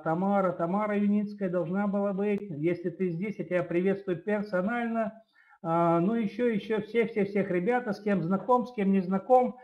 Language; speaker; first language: Russian; native; Russian